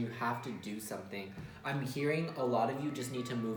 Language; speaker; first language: English; native; English